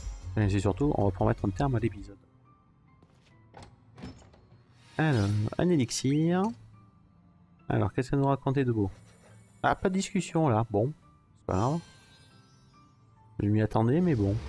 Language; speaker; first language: French; native; French